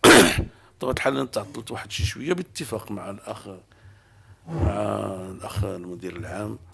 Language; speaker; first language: Arabic; native; Arabic